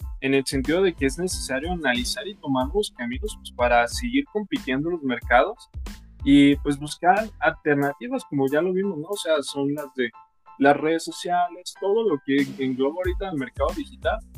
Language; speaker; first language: Spanish; native; Spanish